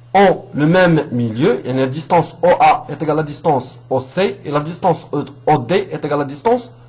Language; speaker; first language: French; non-native, local second language; Arabic